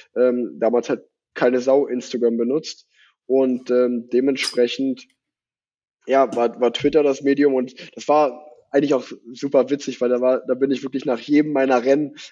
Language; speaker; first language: German; native; German